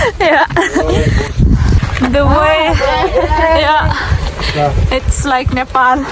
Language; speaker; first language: English; non-native, fluent; Nepali